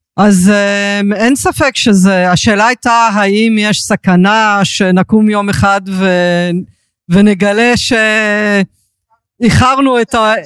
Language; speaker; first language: Hebrew; early bilingual, heritage; Hebrew